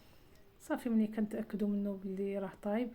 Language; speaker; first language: Arabic; native; Arabic